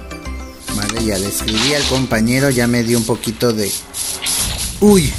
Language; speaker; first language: Spanish; native; Spanish